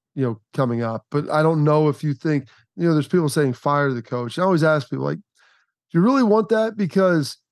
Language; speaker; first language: English; native; English